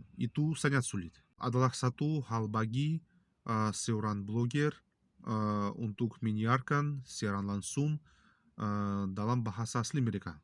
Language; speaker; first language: Indonesian; non-native, learner; Russian